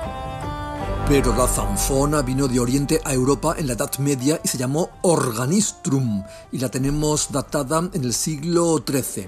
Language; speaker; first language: Spanish; native; Spanish